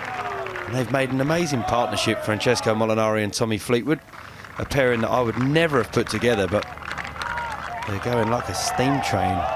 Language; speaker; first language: English; native; English